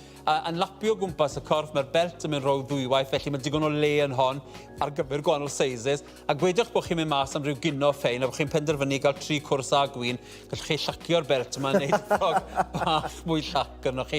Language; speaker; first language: Welsh; native; Welsh